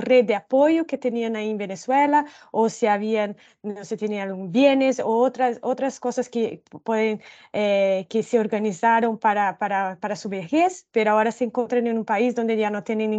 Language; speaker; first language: Spanish; non-native, fluent; Portuguese